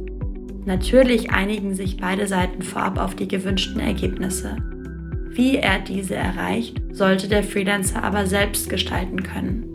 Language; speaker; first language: German; native; German